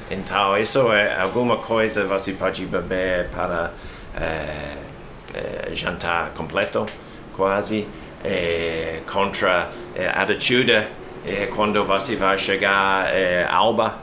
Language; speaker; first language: Portuguese; non-native, learner; English